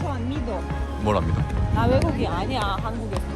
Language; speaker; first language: Korean; non-native, learner; Russian